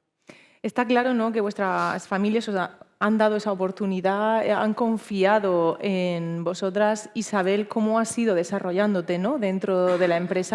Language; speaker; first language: Spanish; native; Spanish